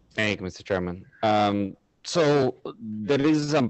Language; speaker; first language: English; non-native, fluent; Portuguese